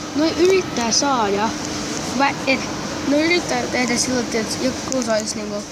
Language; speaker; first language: Finnish; native; Finnish